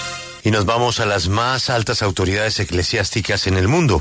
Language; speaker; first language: Spanish; native; Spanish